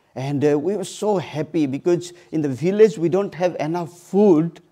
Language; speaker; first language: English; non-native, local second language; Odia